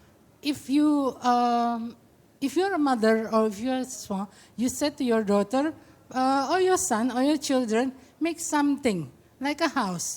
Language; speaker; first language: English; non-native, fluent; Indonesian